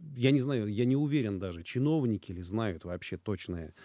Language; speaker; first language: Russian; native; Russian